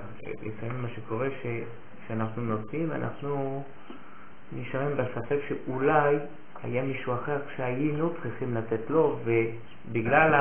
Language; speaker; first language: Hebrew; non-native, fluent; French